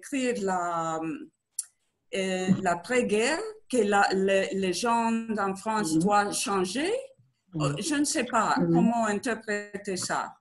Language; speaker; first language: French; non-native, learner; Spanish